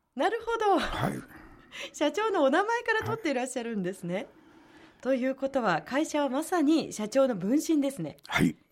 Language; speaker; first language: Japanese; native; Japanese